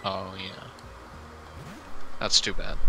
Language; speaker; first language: English; native; English